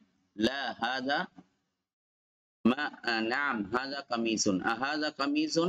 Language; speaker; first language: Arabic; non-native, fluent; Tamil